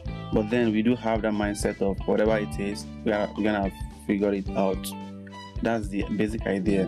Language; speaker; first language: English; non-native, local second language; Yoruba